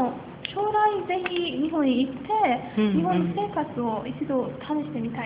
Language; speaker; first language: Japanese; non-native, learner; Persian